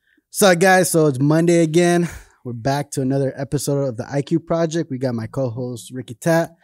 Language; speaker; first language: English; early bilingual, other home language; Spanish